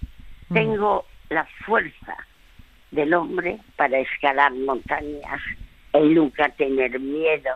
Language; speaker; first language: Spanish; non-native, fluent; French